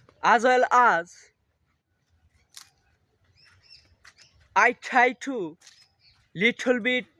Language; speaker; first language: English; non-native, learner; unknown